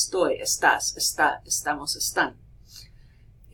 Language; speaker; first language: Spanish; non-native, fluent; English